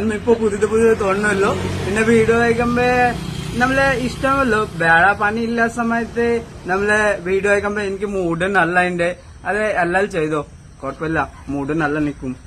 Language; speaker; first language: Malayalam; non-native, learner; Bangla